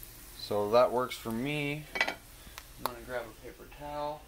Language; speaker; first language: English; native; English